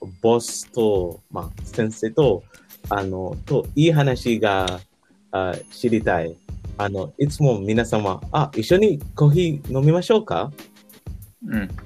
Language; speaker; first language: Japanese; non-native, learner; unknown